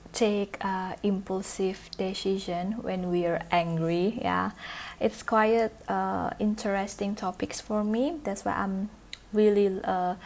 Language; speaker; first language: English; non-native, learner; Indonesian